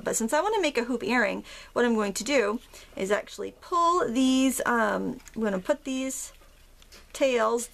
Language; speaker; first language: English; native; English